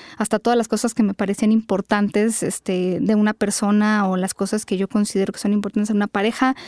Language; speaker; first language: Spanish; native; Spanish